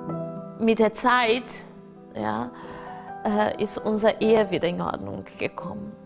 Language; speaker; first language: German; non-native, fluent; Portuguese